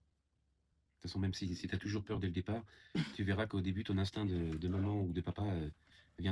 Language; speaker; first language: French; native; French